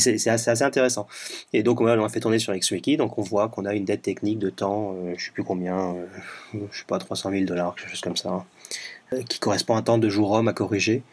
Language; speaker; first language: French; native; French